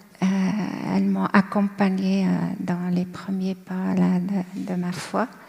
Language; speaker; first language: French; non-native, local second language; Kabyle